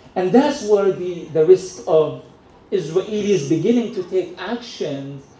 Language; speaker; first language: English; non-native, fluent; Arabic